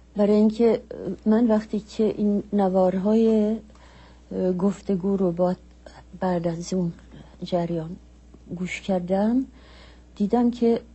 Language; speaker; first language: Persian; non-native, fluent; Czech